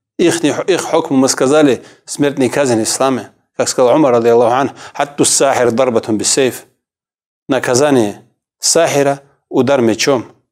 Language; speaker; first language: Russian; non-native, local second language; Kumyk